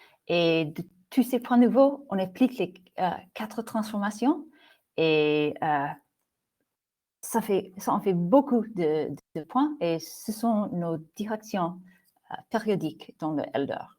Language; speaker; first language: French; non-native, fluent; English